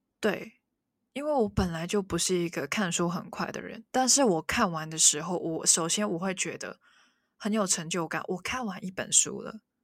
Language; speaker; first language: Chinese; non-native, local second language; Cantonese